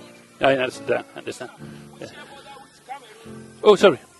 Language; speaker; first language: English; non-native, learner; Spanish